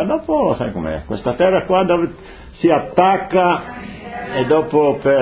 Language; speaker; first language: Italian; non-native, local second language; Friulian